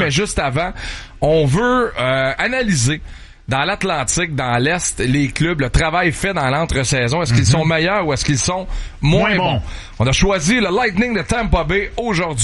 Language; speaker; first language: French; native; French